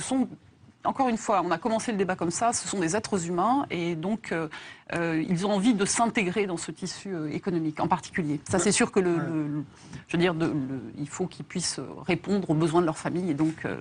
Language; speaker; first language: French; native; French